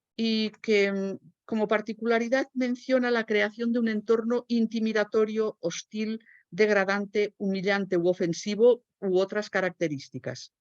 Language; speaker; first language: Spanish; native; Spanish